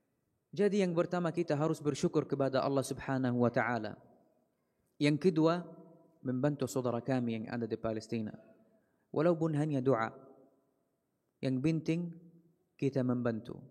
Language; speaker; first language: Indonesian; non-native, fluent; Arabic